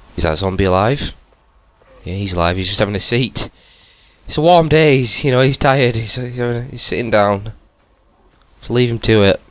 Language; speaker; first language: English; native; English